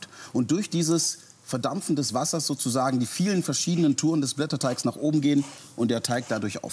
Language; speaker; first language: German; native; German